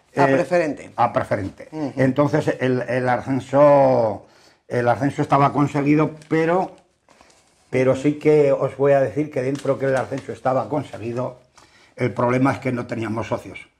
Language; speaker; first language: Spanish; native; Spanish